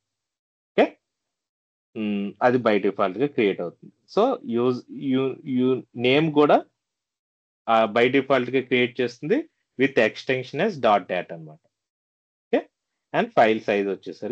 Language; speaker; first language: Telugu; native; Telugu